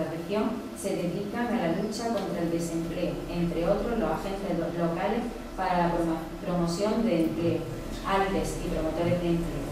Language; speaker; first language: Spanish; native; Spanish